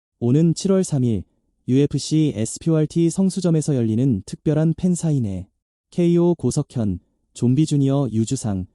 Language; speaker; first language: Korean; native; Korean